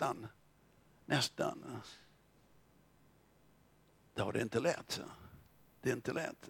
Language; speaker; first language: Swedish; non-native, fluent; English